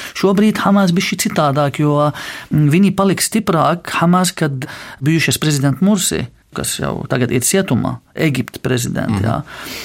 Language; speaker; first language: Latvian; non-native, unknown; Arabic